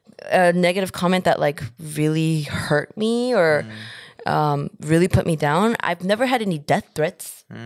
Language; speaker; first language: English; early bilingual, other home language; Korean